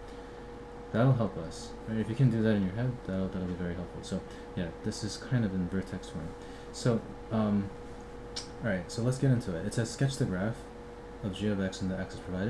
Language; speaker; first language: English; native; English